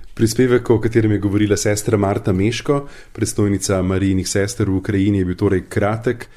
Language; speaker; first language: Slovenian; native; Slovenian